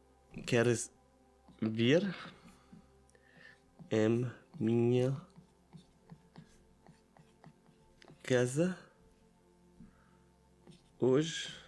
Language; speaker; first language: Portuguese; non-native, learner; Italian